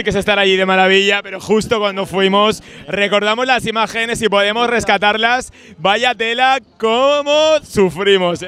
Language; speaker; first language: Spanish; native; Spanish